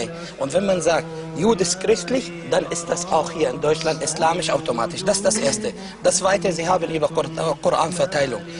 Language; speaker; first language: German; non-native, fluent; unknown